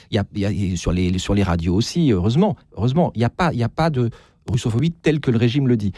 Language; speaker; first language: French; native; French